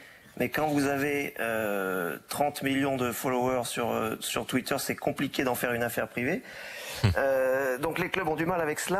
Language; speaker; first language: French; native; French